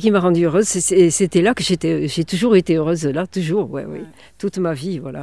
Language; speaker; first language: French; native; French